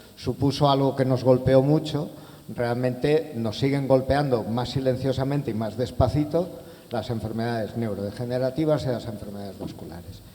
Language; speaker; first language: Spanish; non-native, local second language; Catalan